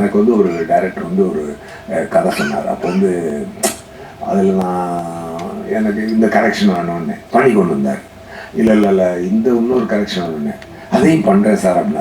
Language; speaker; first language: Tamil; native; Tamil